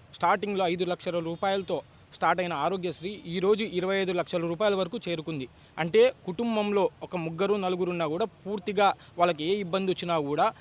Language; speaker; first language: Telugu; native; Telugu